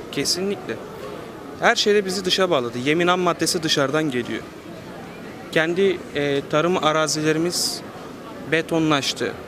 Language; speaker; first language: Turkish; non-native, local second language; Kurdish